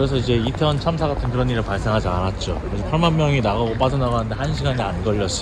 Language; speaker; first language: Korean; native; Korean